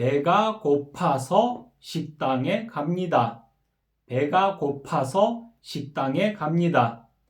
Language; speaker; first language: Korean; non-native, fluent; Kyrgyz